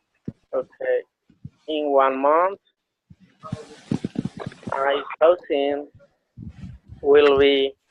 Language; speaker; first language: English; non-native, learner; Spanish